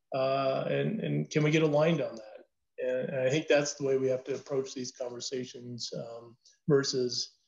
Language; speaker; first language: English; native; English